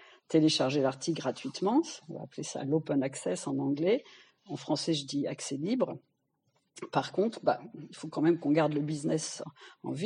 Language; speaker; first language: French; native; French